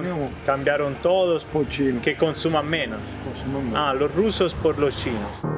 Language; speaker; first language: Spanish; non-native, learner; Italian